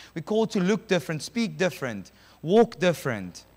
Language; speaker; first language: English; non-native, local second language; Afrikaans